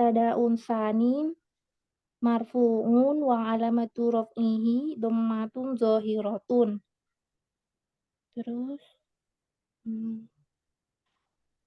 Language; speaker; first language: Arabic; non-native, learner; Indonesian